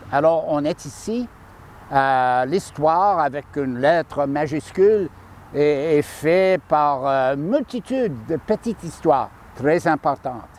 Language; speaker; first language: French; non-native, fluent; English